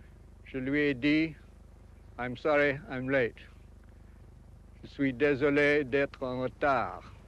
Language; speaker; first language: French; non-native, fluent; English